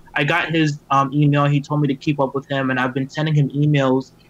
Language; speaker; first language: English; native; English